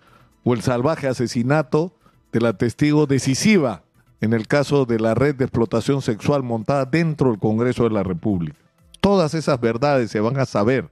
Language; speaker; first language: Spanish; native; Spanish